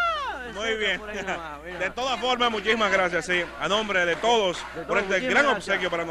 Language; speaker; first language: Spanish; native; Spanish